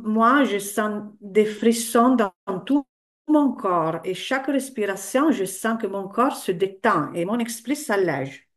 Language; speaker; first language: French; non-native, fluent; Italian